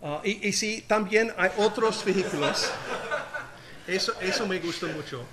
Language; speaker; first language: Spanish; non-native, learner; English